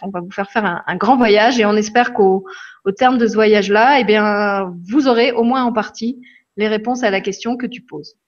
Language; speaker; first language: French; native; French